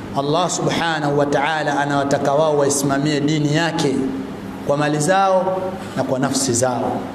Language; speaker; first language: Swahili; native; Swahili